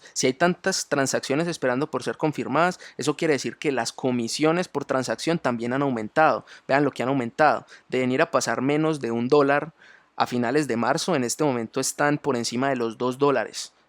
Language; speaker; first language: Spanish; native; Spanish